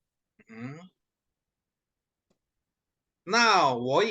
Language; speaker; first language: Chinese; non-native, fluent; Indonesian